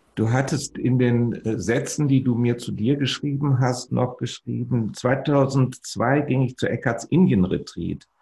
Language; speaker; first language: German; native; German